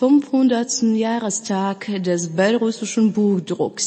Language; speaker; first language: German; non-native, fluent; Russian